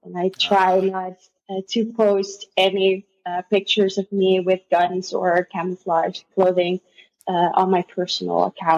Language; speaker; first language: English; non-native, fluent; Dutch